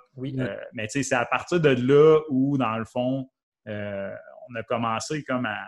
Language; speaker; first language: French; native; French